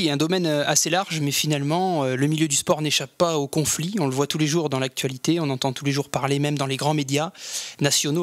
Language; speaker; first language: French; native; French